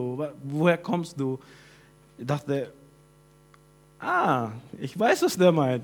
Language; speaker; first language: German; non-native, fluent; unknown